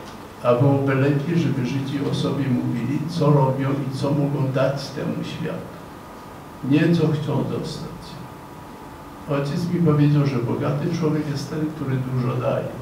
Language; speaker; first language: Polish; non-native, fluent; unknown